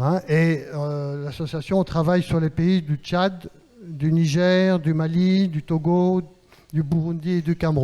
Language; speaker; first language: French; native; French